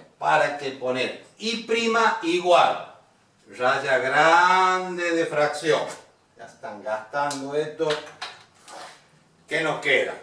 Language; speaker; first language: Spanish; native; Spanish